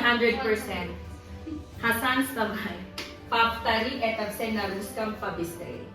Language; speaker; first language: Russian; non-native, learner; Tajik